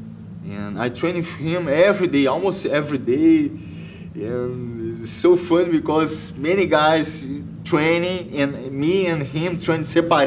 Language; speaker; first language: English; non-native, learner; Portuguese